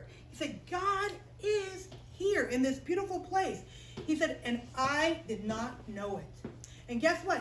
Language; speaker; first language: English; native; English